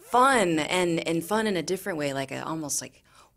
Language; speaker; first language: English; native; English